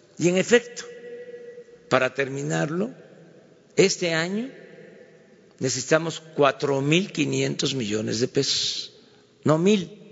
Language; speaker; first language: Spanish; native; Spanish